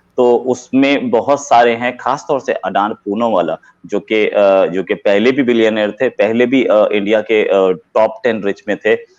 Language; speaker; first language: Hindi; native; Hindi